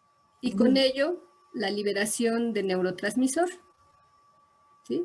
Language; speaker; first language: Spanish; native; Spanish